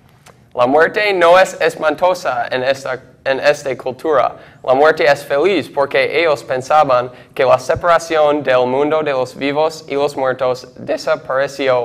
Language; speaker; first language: Spanish; non-native, learner; English